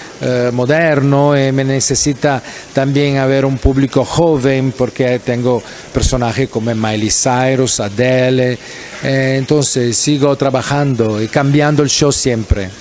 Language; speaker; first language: Spanish; non-native, fluent; Italian